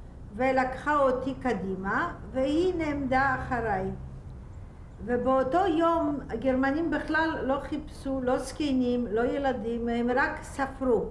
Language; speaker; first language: Hebrew; non-native, fluent; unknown